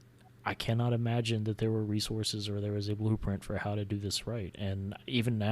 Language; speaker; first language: English; native; English